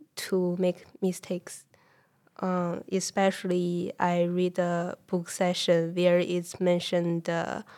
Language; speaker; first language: English; non-native, fluent; Chinese